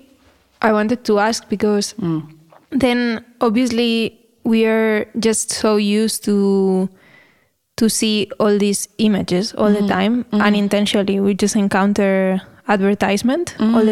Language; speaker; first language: English; non-native, fluent; Spanish